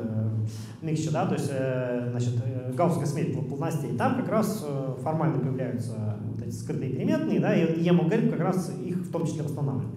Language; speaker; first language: Russian; native; Russian